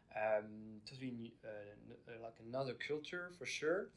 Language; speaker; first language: English; non-native, fluent; French